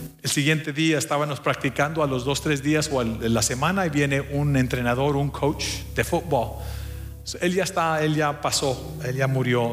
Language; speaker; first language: Spanish; early bilingual, heritage; Spanish